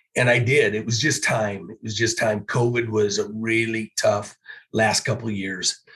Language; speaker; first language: English; native; English